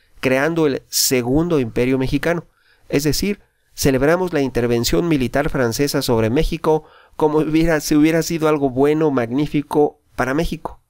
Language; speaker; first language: Spanish; native; Spanish